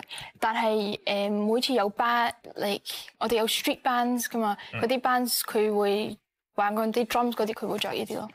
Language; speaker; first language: Cantonese; early bilingual, heritage; Cantonese